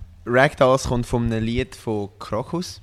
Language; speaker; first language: German; native; German